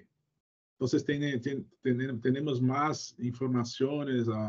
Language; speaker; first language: Spanish; non-native, learner; Portuguese